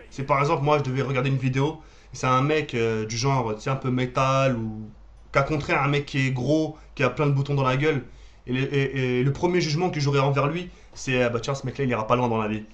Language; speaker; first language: French; early bilingual, other home language; Arabic